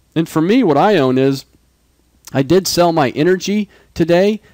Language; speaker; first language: English; native; English